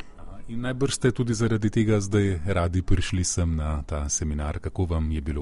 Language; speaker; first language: Slovenian; native; Slovenian